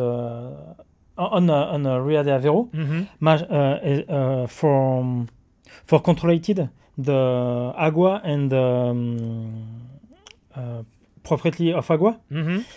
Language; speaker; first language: English; non-native, learner; French